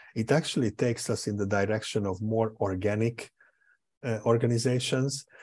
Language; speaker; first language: English; non-native, fluent; Hungarian